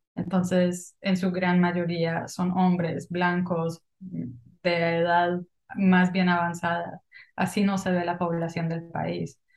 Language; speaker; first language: Spanish; early bilingual, heritage; Spanish